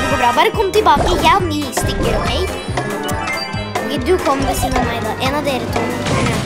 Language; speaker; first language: Norwegian; early bilingual, other home language; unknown